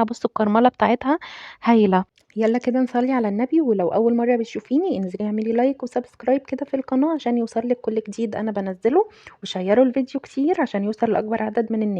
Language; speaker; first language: Arabic; native; Arabic